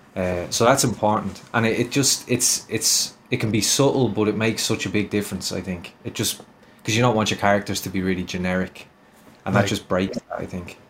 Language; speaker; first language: English; native; English